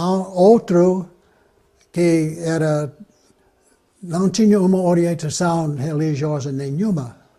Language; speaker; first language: Portuguese; non-native, fluent; English